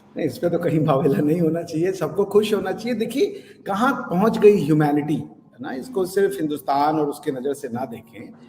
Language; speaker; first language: Hindi; native; Hindi